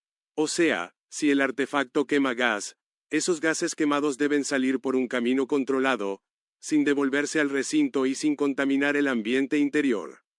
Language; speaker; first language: Spanish; native; Spanish